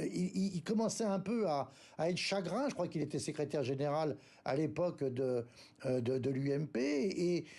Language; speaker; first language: French; native; French